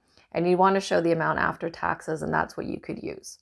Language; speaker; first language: English; native; English